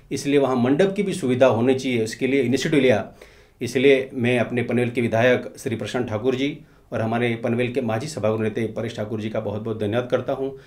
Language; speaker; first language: Hindi; non-native, local second language; Marathi